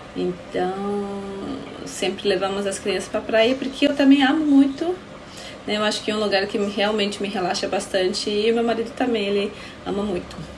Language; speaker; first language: Portuguese; non-native, fluent; Spanish